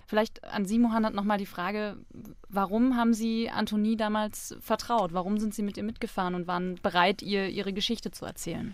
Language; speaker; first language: German; native; German